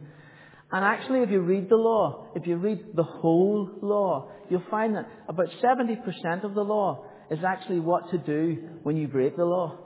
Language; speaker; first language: English; native; English